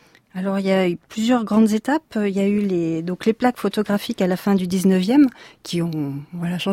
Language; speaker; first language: French; native; French